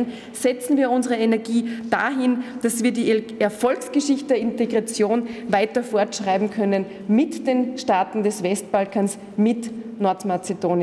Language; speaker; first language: German; native; German